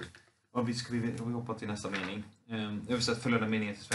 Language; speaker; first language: Swedish; non-native, fluent; Finnish